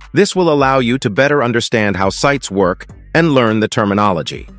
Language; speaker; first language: English; non-native, fluent; Russian